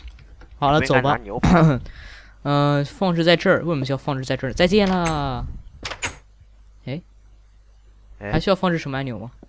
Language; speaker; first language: Chinese; native; Chinese